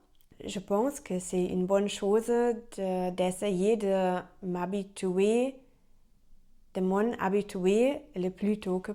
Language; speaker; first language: French; non-native, learner; German